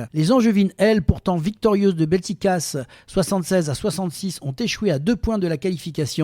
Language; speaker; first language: French; native; French